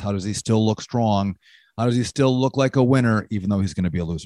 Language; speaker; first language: English; native; English